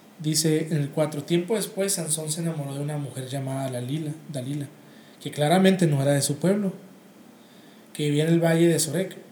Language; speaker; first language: Spanish; native; Spanish